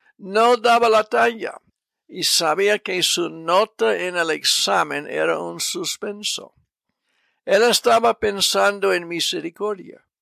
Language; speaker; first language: Spanish; non-native, fluent; English